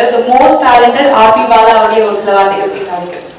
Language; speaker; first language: Tamil; native; Tamil